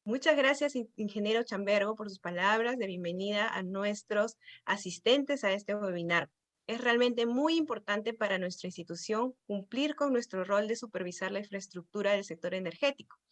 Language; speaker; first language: Spanish; native; Spanish